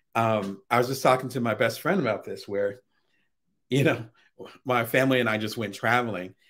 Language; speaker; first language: English; native; English